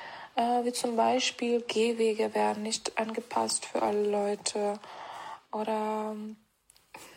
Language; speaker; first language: German; non-native, fluent; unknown